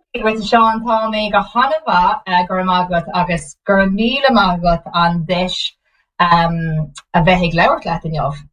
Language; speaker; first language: Irish; non-native, local second language; English